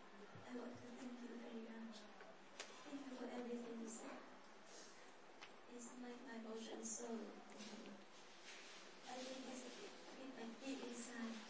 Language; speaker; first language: English; non-native, learner; Vietnamese